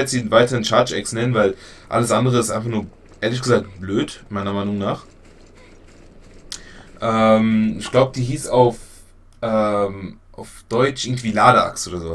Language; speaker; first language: German; native; German